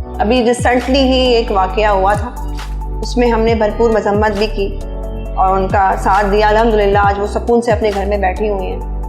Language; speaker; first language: Urdu; native; Urdu